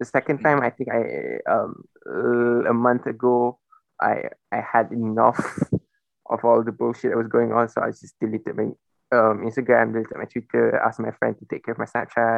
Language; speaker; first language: English; non-native, local second language; Malay